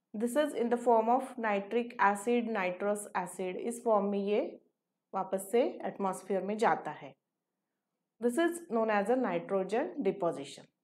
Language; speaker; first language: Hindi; non-native, local second language; Marathi